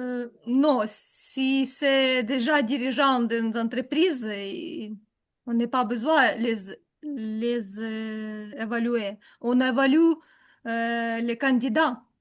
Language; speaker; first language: French; non-native, learner; Ukrainian